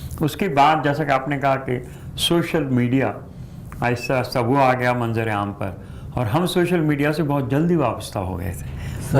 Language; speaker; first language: Urdu; non-native, local second language; Gujarati